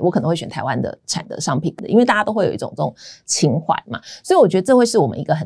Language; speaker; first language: Chinese; native; Chinese